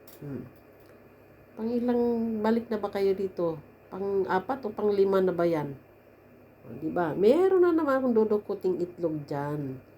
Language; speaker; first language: Filipino; native; Filipino